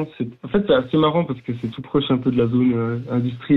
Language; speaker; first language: French; native; French